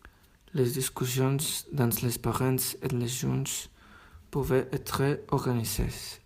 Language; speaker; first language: French; non-native, learner; Spanish